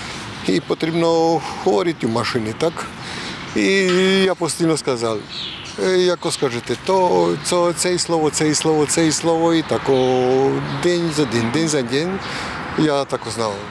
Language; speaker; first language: Ukrainian; non-native, learner; Croatian